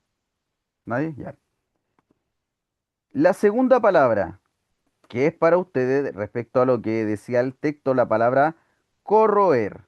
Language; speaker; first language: Spanish; native; Spanish